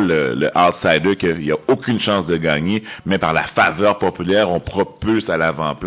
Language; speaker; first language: French; native; French